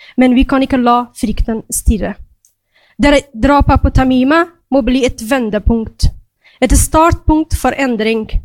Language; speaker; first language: Norwegian; non-native, fluent; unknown